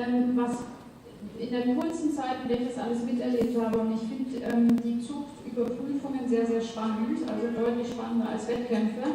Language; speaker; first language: German; native; German